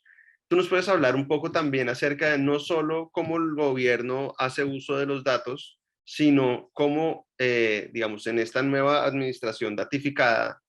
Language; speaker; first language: Spanish; native; Spanish